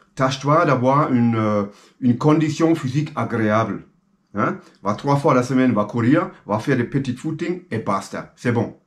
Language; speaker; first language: French; non-native, fluent; German